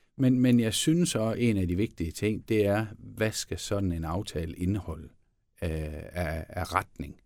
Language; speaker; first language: Danish; native; Danish